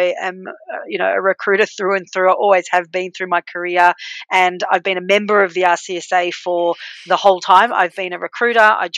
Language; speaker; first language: English; native; English